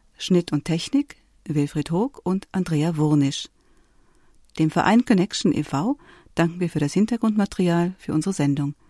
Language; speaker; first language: German; native; German